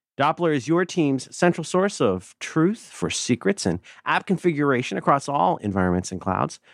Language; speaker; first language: English; native; English